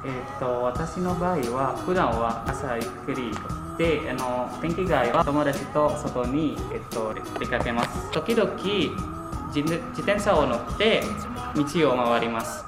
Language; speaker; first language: Japanese; non-native, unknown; Indonesian